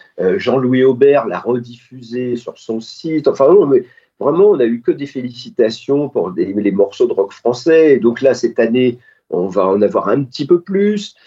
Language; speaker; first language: French; native; French